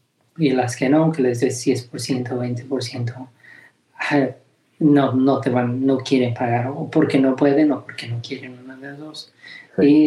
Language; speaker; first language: Spanish; early bilingual, heritage; Spanish